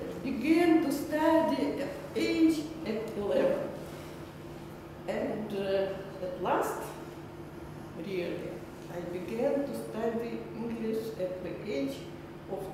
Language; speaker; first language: English; non-native, learner; Russian